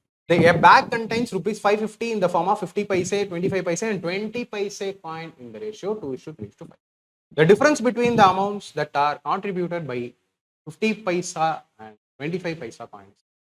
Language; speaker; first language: English; non-native, local second language; Tamil